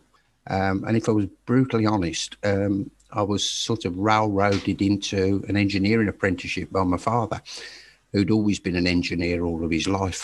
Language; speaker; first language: English; native; English